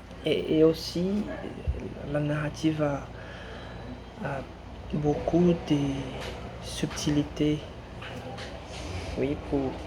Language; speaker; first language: French; non-native, learner; Portuguese